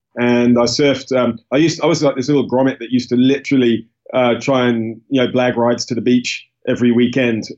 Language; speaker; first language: English; native; English